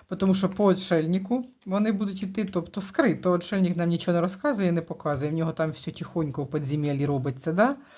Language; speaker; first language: Ukrainian; non-native, local second language; Russian